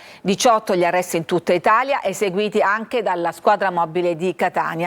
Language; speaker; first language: Italian; native; Italian